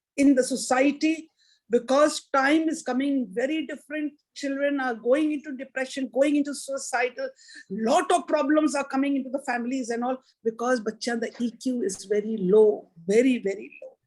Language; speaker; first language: English; non-native, local second language; Punjabi